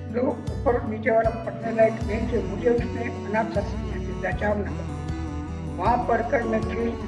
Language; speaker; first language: Hindi; non-native, local second language; Gujarati